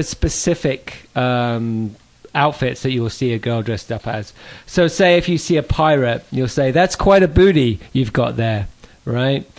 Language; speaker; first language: English; native; English